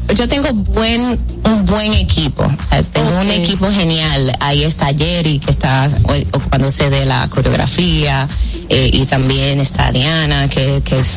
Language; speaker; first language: Spanish; early bilingual, heritage; Spanish